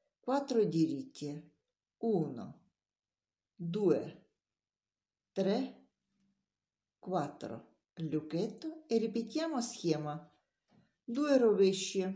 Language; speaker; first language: Italian; non-native, learner; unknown